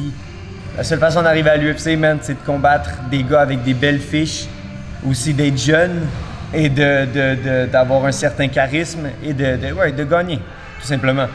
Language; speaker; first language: French; native; French